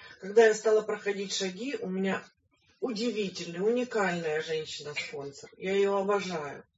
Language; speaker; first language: Russian; native; Russian